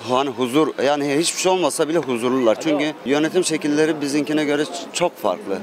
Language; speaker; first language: Turkish; native; Turkish